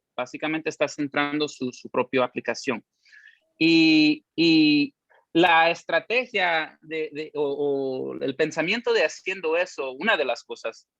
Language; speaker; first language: Spanish; early bilingual, heritage; Spanish